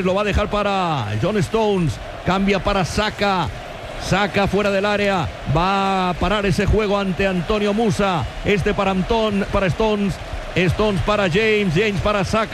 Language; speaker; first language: Spanish; native; Spanish